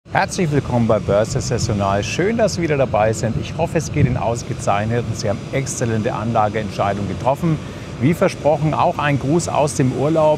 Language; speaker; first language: German; native; German